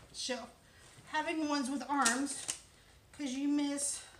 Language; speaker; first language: English; native; English